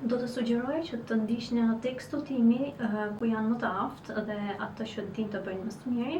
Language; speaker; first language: Albanian; native; Albanian